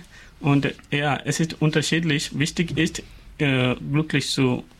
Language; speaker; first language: German; non-native, learner; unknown